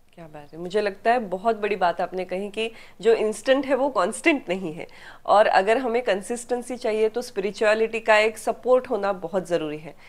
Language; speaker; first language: Hindi; non-native, local second language; Marathi